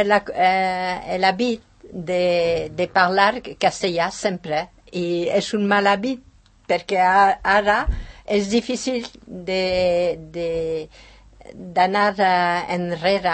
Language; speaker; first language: Catalan; non-native, learner; French